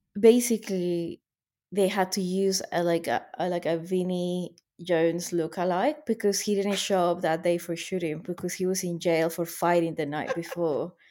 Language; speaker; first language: English; native; English